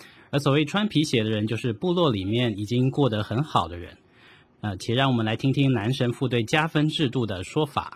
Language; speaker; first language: Chinese; native; Chinese